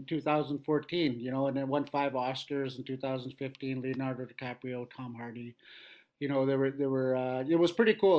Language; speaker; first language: English; native; English